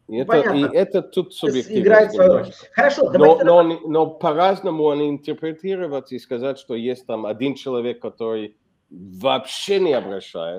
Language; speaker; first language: Russian; non-native, fluent; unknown